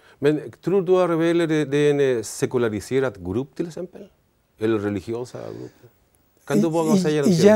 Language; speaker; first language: Swedish; non-native, learner; Spanish